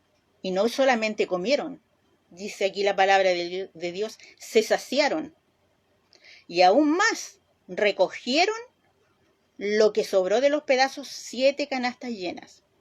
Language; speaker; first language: Spanish; native; Spanish